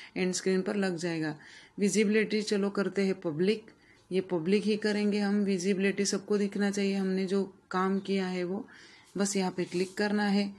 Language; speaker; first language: Hindi; non-native, local second language; Marathi